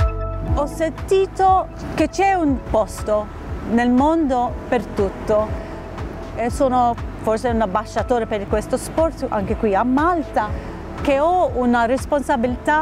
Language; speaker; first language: Italian; non-native, fluent; Maltese